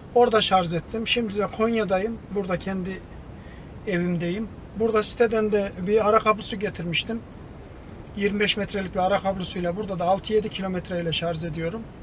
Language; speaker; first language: Turkish; native; Turkish